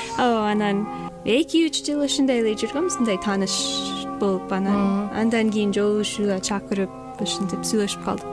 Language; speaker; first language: Kyrgyz; non-native, fluent; English